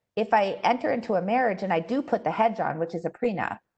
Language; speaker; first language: English; native; English